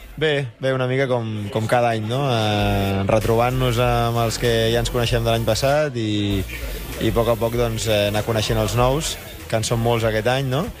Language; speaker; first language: Catalan; native; Catalan